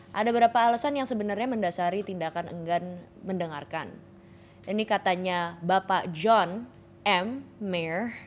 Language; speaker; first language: Indonesian; native; Indonesian